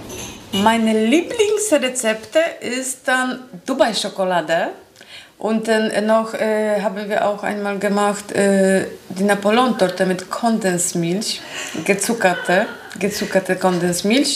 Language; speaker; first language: German; non-native, learner; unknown